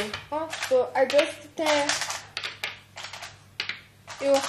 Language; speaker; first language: English; non-native, learner; Korean